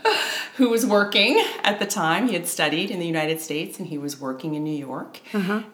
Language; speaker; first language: English; native; English